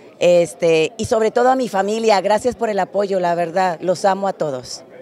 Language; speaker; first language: Spanish; native; Spanish